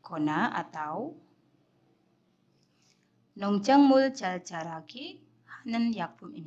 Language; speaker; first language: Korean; non-native, fluent; Indonesian